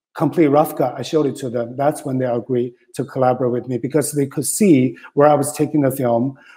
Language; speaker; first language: English; non-native, fluent; Chinese